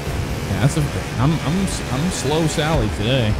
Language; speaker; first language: English; native; English